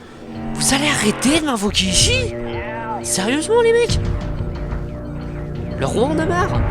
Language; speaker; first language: French; native; French